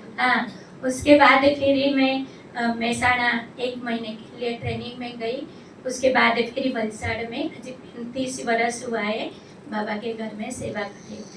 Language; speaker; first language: Hindi; non-native, local second language; Odia